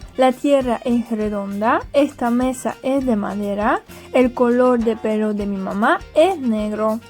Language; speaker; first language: Spanish; non-native, fluent; Polish